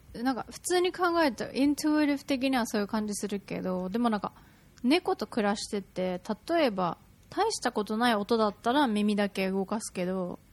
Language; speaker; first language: Japanese; native; Japanese